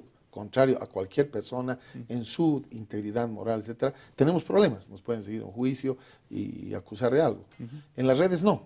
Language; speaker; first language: Spanish; native; Spanish